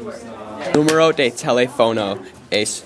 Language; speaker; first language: Spanish; non-native, learner; English